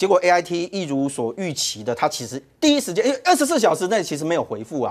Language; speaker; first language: Chinese; native; Chinese